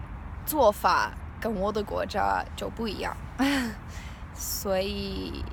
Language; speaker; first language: Chinese; non-native, learner; English